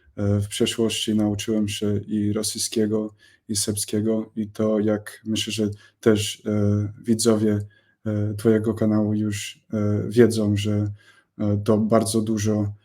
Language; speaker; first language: Polish; non-native, fluent; English